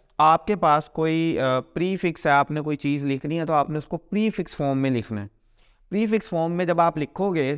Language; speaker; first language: Hindi; native; Hindi